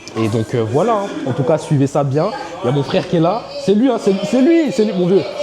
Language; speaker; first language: French; native; French